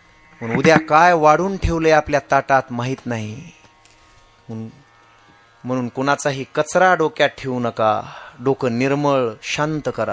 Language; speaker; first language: Marathi; native; Marathi